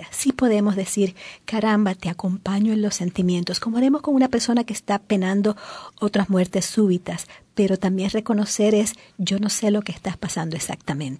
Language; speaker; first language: Spanish; native; Spanish